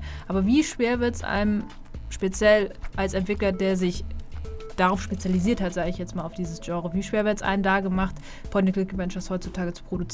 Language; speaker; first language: German; native; German